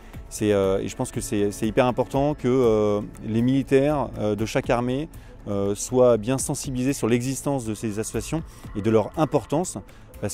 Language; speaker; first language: French; native; French